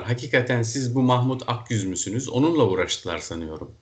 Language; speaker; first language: Turkish; native; Turkish